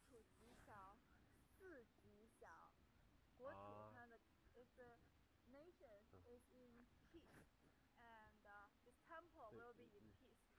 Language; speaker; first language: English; non-native, learner; Chinese